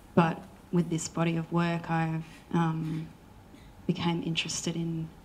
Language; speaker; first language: English; native; English